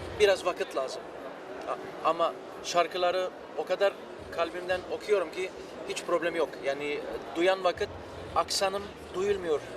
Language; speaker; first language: Turkish; early bilingual, heritage; Turkish